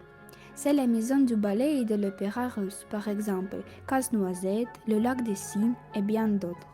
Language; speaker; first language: French; non-native, fluent; Russian